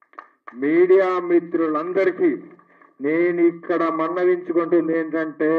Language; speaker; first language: Telugu; native; Telugu